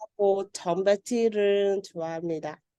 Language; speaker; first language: Korean; non-native, learner; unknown